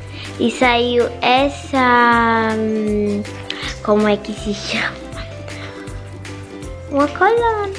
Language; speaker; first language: Portuguese; early bilingual, heritage; Portuguese